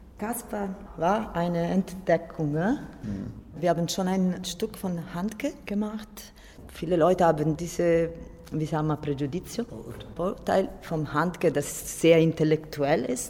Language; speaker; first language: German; non-native, fluent; Italian